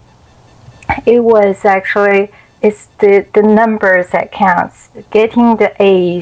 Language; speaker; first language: English; non-native, fluent; Chinese